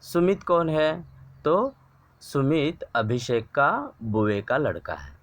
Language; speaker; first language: Hindi; non-native, local second language; Marathi